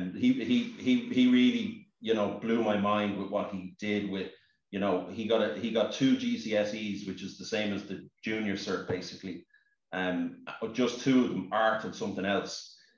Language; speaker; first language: English; native; English